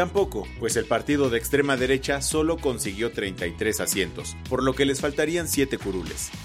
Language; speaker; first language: Spanish; native; Spanish